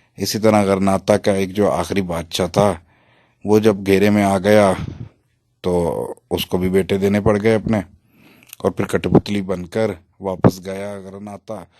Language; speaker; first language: Urdu; non-native, local second language; Punjabi